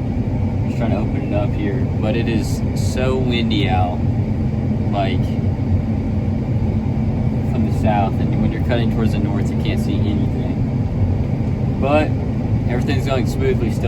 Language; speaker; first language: English; native; English